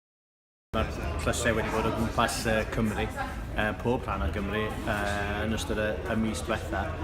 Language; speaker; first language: Welsh; native; Welsh